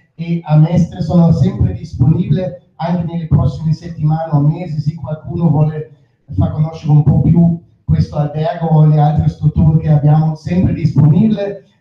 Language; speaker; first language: Italian; non-native, fluent; German